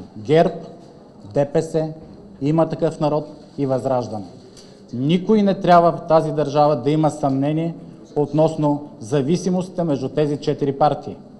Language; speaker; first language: Bulgarian; native; Bulgarian